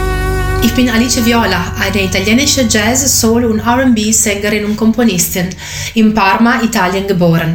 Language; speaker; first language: German; non-native, learner; Italian